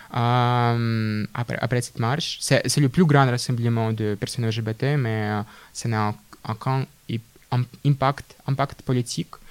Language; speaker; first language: French; non-native, fluent; Russian